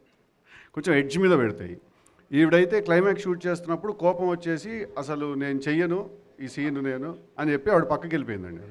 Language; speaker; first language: Telugu; native; Telugu